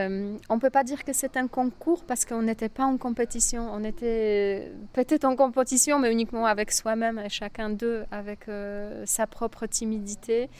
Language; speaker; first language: French; non-native, fluent; Polish